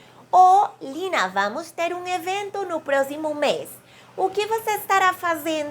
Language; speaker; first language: Portuguese; non-native, fluent; Spanish